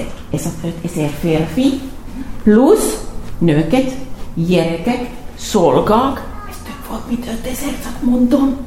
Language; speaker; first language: Hungarian; non-native, learner; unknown